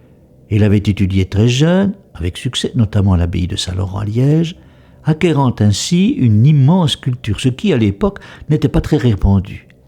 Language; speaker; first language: French; native; French